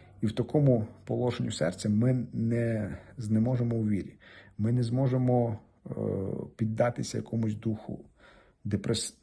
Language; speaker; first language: Ukrainian; native; Ukrainian